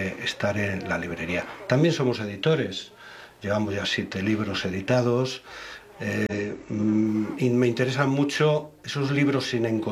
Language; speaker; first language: Spanish; native; Spanish